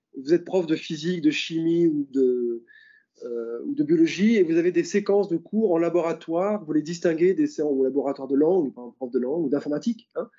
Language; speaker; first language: French; native; French